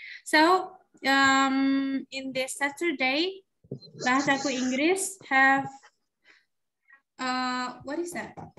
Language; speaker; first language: English; non-native, fluent; Indonesian